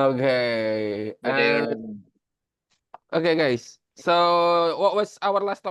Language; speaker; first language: English; non-native, fluent; Indonesian